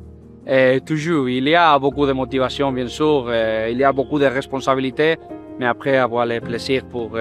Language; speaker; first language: French; non-native, fluent; Spanish